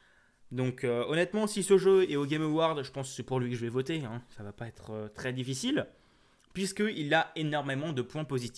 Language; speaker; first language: French; native; French